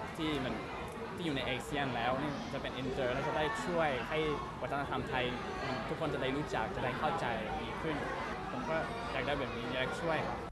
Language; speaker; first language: Thai; non-native, learner; English